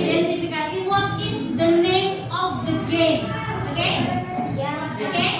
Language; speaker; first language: English; non-native, local second language; Indonesian